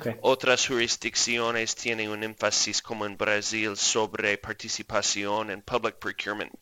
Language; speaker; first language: Spanish; non-native, fluent; English